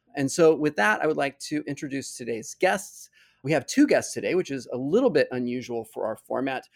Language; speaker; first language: English; native; English